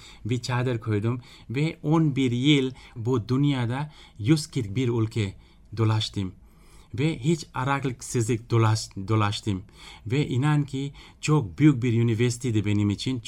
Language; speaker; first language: Turkish; non-native, fluent; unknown